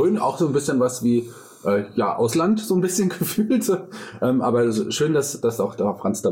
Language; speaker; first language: German; native; German